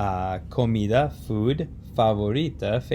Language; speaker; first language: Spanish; non-native, fluent; English